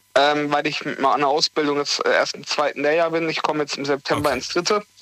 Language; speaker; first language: German; native; German